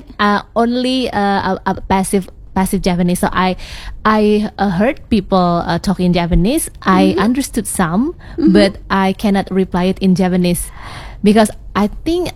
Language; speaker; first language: English; non-native, learner; Sundanese